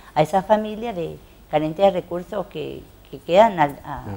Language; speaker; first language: Spanish; native; Spanish